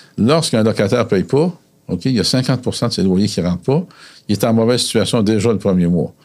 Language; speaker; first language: French; native; French